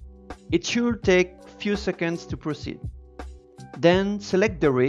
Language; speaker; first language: English; non-native, fluent; French